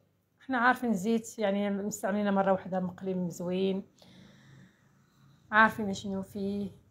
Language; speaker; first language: Arabic; native; Arabic